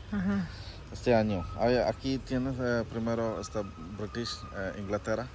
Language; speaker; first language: Spanish; non-native, learner; Malayalam